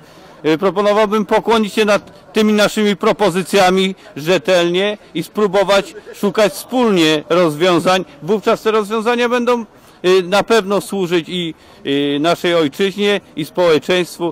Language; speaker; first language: Polish; native; Polish